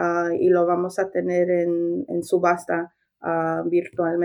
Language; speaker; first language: Spanish; early bilingual, heritage; Spanish